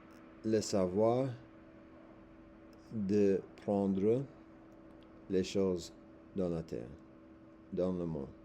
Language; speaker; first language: French; non-native, learner; English